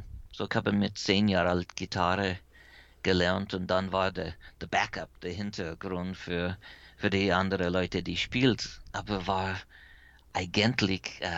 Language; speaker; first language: German; early bilingual, heritage; English